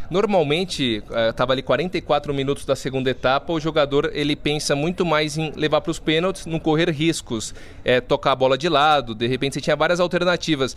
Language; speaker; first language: Portuguese; native; Portuguese